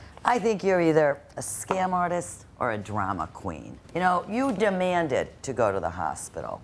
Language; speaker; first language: English; native; English